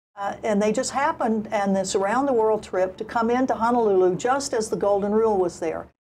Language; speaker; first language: English; native; English